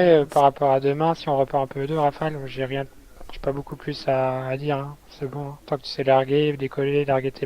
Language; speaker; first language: French; native; French